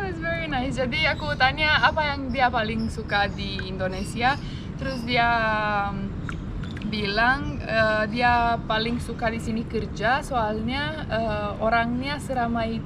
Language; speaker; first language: Indonesian; non-native, fluent; Romanian